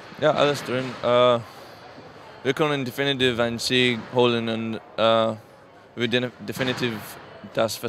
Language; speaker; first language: German; non-native, learner; English